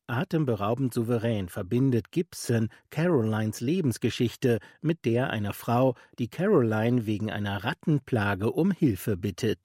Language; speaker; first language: German; native; German